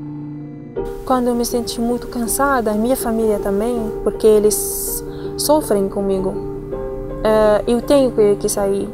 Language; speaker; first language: Portuguese; non-native, learner; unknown